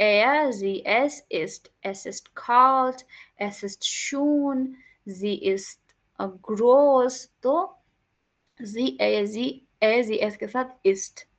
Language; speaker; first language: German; non-native, learner; Hindi